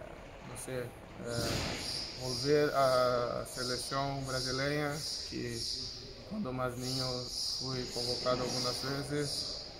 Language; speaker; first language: Spanish; non-native, fluent; Portuguese